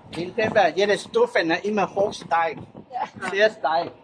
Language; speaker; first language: German; non-native, learner; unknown